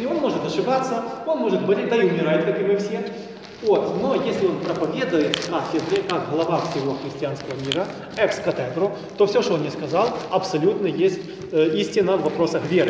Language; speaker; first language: Russian; native; Russian